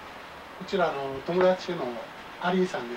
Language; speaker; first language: Japanese; non-native, fluent; Arabic